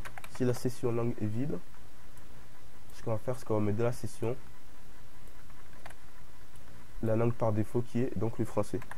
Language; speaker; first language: French; native; French